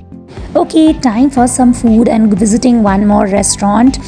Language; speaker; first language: English; non-native, local second language; Hindi